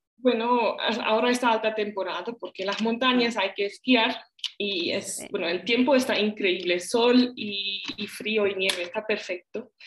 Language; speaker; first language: Spanish; non-native, learner; Swiss German